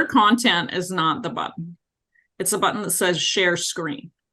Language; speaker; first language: English; native; English